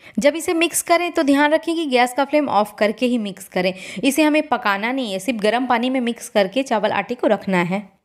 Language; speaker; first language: Hindi; native; Hindi